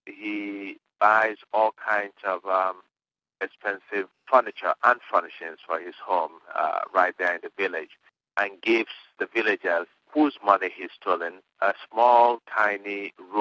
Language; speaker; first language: English; non-native, local second language; Igbo